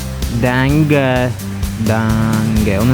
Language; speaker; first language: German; non-native, learner; Malayalam